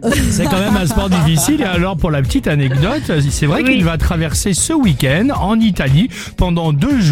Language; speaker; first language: French; native; French